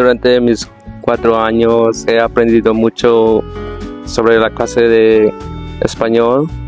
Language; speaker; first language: Spanish; non-native, learner; English